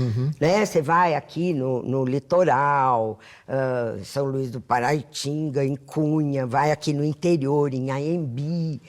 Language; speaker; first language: Portuguese; native; Portuguese